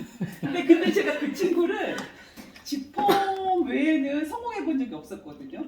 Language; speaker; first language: Korean; native; Korean